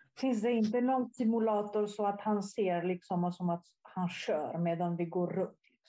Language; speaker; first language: Swedish; non-native, fluent; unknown